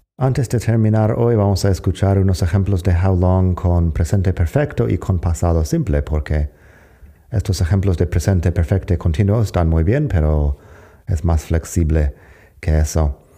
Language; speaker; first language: Spanish; non-native, fluent; English